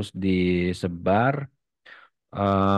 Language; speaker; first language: Indonesian; native; Indonesian